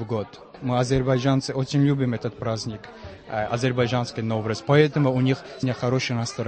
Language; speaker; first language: Russian; non-native, fluent; Azerbaijani